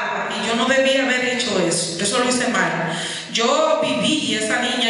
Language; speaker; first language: Spanish; native; Spanish